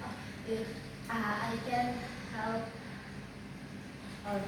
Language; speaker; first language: English; non-native, learner; Indonesian